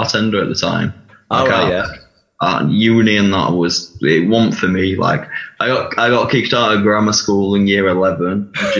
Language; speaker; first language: English; native; English